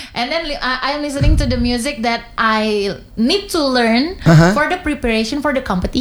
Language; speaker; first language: English; non-native, learner; Indonesian